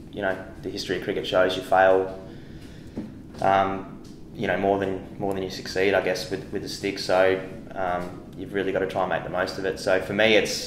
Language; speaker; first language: English; native; English